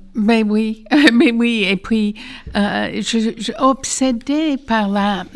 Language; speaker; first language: French; non-native, fluent; English